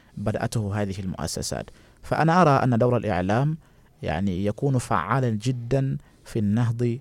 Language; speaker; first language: Arabic; non-native, fluent; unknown